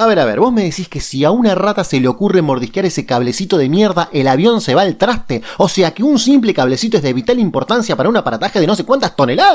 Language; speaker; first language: Spanish; native; Spanish